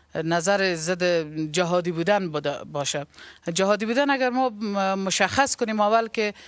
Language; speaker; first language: Persian; native; Persian